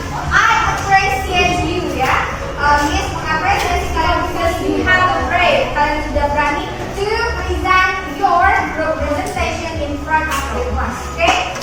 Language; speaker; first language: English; non-native, fluent; Indonesian